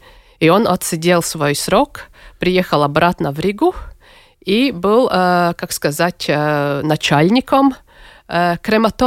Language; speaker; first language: Russian; non-native, local second language; Latvian